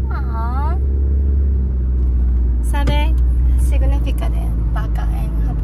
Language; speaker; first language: Spanish; non-native, fluent; Japanese